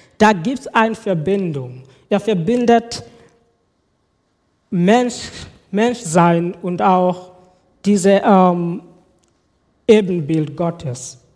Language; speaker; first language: German; non-native, fluent; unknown